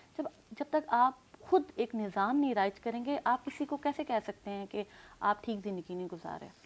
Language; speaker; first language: Urdu; non-native, local second language; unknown